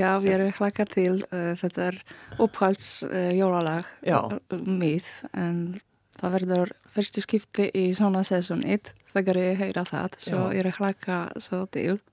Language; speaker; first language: Icelandic; non-native, learner; Polish